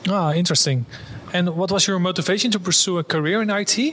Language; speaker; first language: English; non-native, fluent; Dutch